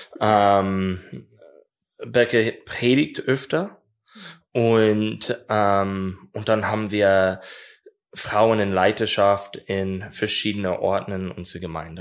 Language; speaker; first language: German; non-native, learner; English